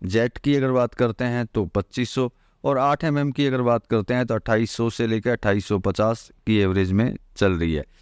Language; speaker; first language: Hindi; native; Hindi